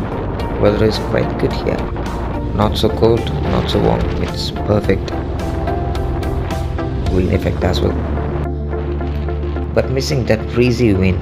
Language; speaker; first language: English; non-native, local second language; Telugu